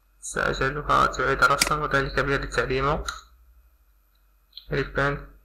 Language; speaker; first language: Arabic; native; Arabic